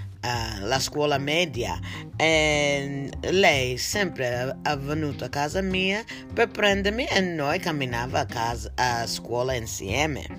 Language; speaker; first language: Italian; non-native, learner; English